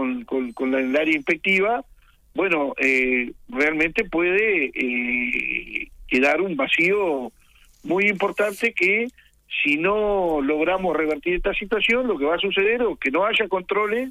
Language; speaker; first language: Spanish; native; Spanish